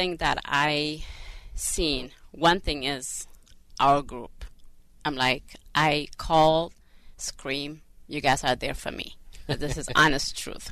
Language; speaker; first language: English; non-native, fluent; Amharic